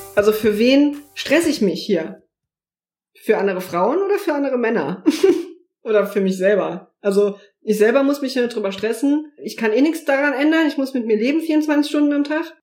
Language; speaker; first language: German; native; German